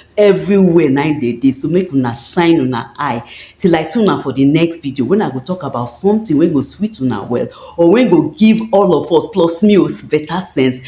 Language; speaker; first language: Nigerian Pidgin; native; Nigerian Pidgin